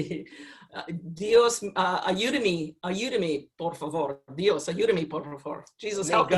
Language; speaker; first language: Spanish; non-native, learner; English